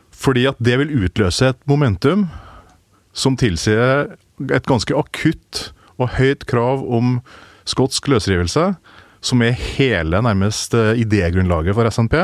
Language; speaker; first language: Norwegian; native; Norwegian